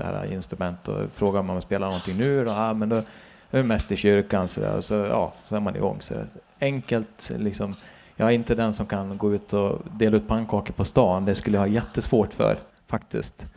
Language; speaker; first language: Swedish; native; Swedish